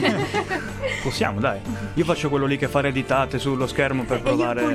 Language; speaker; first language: Italian; native; Italian